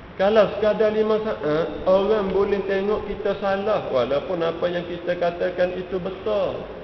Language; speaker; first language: Malay; native; Malay